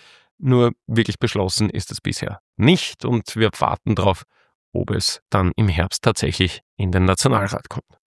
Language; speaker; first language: German; native; German